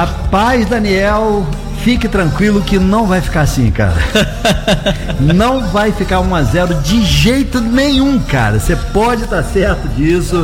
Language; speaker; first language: Portuguese; native; Portuguese